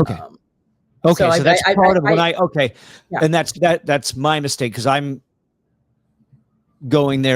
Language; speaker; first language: English; native; English